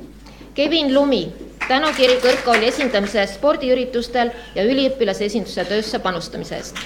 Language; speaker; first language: Estonian; native; Estonian